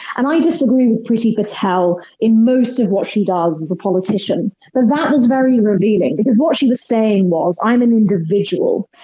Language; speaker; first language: English; native; English